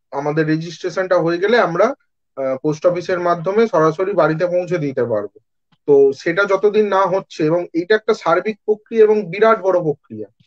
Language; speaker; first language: Bangla; native; Bangla